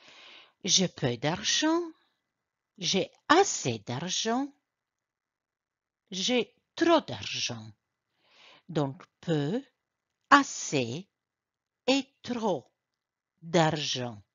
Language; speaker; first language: French; non-native, fluent; Croatian